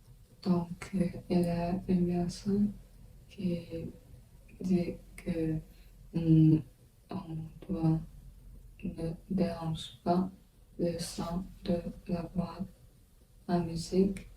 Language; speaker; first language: French; non-native, learner; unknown